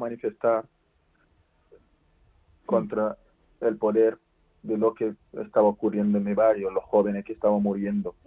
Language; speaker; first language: Spanish; non-native, fluent; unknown